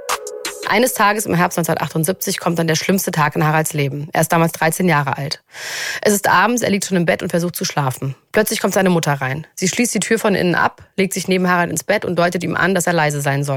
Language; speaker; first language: German; native; German